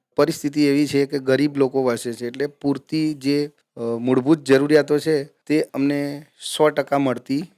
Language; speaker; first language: Gujarati; native; Gujarati